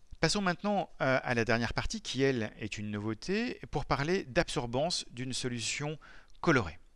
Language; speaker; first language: French; native; French